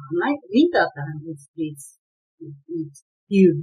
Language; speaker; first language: English; non-native, learner; Japanese